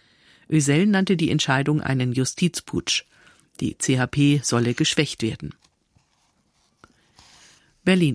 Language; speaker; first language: German; native; German